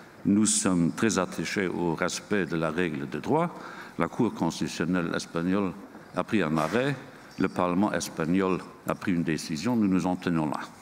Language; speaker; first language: French; non-native, local second language; Luxembourgish